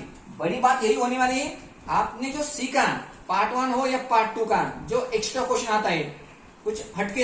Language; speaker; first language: Hindi; non-native, local second language; Marathi